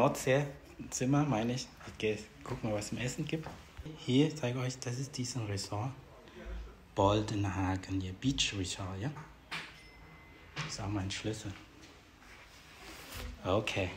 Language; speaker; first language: German; non-native, fluent; Vietnamese